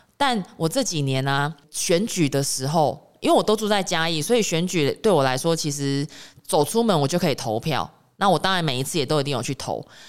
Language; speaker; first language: Chinese; native; Chinese